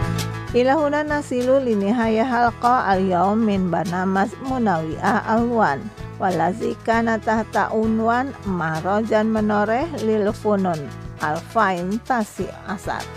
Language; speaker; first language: Arabic; non-native, fluent; Indonesian